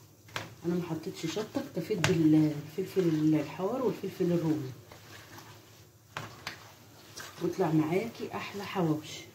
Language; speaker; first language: Arabic; native; Arabic